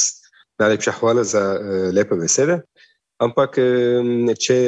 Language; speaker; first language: Slovenian; non-native, learner; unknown